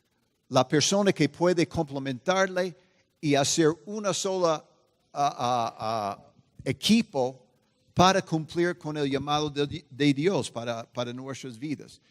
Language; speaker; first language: Spanish; non-native, fluent; English